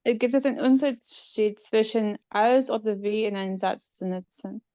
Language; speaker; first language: German; non-native, learner; English